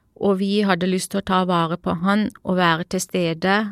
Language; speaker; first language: Norwegian; early bilingual, other home language; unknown